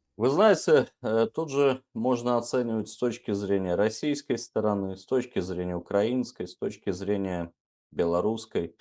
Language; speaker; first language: Russian; native; Russian